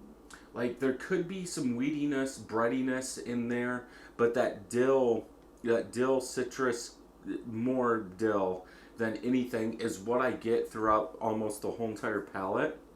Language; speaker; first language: English; native; English